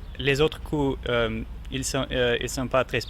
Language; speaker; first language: French; non-native, learner; German